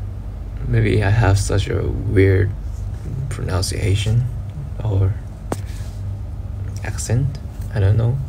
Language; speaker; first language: English; non-native, learner; Thai